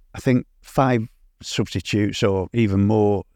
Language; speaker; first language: English; native; English